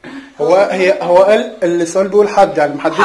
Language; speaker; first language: Arabic; native; Arabic